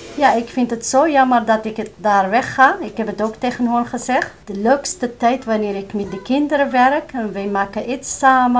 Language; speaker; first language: Dutch; non-native, learner; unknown